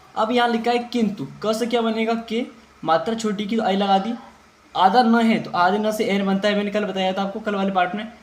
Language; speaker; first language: Hindi; native; Hindi